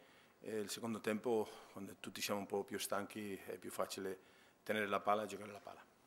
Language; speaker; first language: Italian; non-native, fluent; Spanish